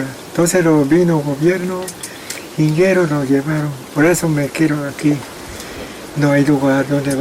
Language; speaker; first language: Spanish; non-native, local second language; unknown